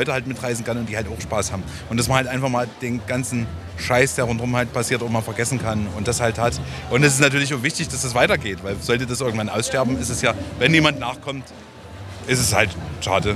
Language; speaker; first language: German; native; German